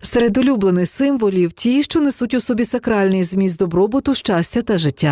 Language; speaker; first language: Ukrainian; native; Ukrainian